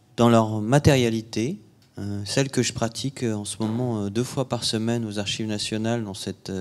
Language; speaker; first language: French; native; French